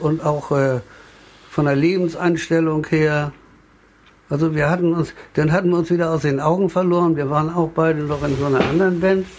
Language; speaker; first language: German; native; German